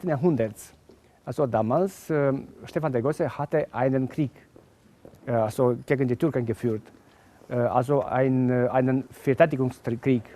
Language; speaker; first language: German; non-native, fluent; Romanian